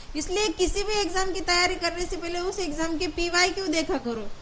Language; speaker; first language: Hindi; non-native, local second language; Marathi